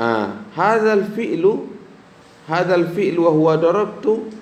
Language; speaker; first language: Arabic; non-native, fluent; Indonesian